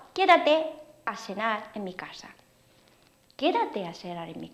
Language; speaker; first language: Spanish; non-native, fluent; Korean